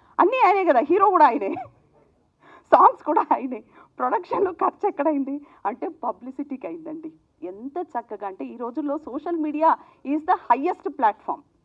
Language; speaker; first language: Telugu; native; Telugu